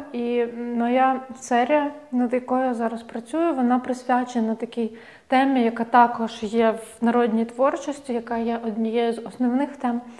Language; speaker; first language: Ukrainian; native; Ukrainian